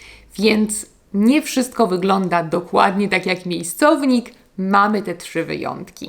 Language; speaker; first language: Polish; native; Polish